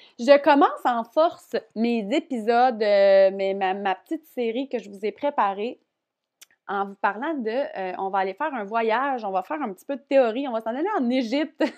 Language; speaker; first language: French; native; French